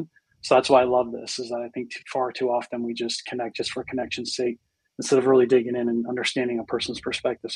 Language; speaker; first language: English; native; English